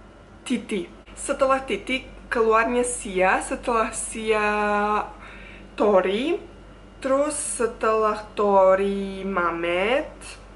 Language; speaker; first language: Indonesian; non-native, fluent; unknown